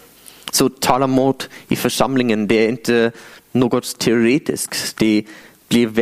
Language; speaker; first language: Swedish; non-native, fluent; English